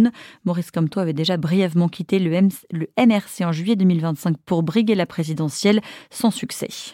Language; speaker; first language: French; native; French